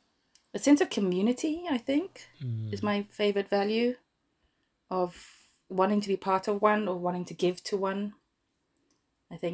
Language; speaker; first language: English; native; English